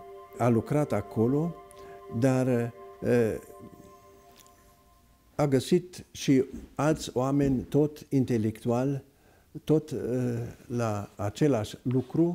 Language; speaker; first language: Romanian; non-native, local second language; German